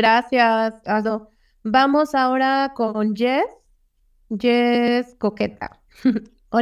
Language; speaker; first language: Spanish; native; Spanish